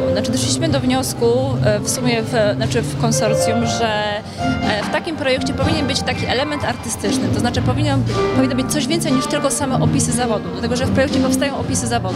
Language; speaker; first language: Polish; native; Polish